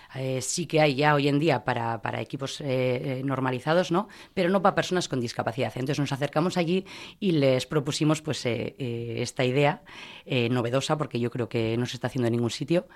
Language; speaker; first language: Spanish; native; Spanish